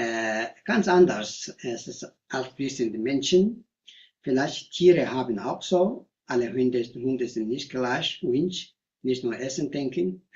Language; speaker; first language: German; non-native, learner; Tibetan